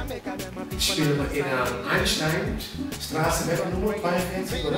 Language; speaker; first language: German; non-native, fluent; Papiamento